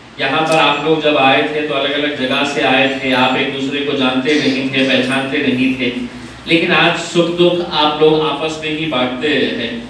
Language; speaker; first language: Hindi; non-native, local second language; Urdu